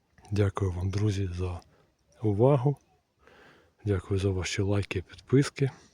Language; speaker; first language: Ukrainian; non-native, local second language; Russian